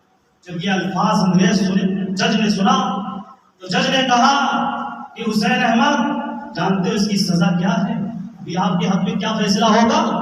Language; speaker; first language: Urdu; native; Urdu